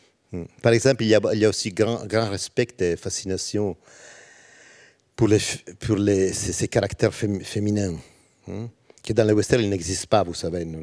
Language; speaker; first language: French; non-native, learner; Italian